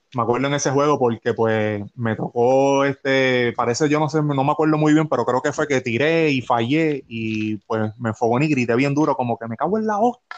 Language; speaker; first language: Spanish; native; Spanish